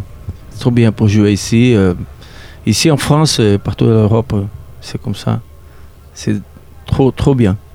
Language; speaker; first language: French; non-native, learner; Portuguese